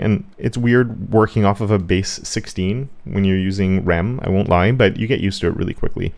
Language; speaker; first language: English; native; English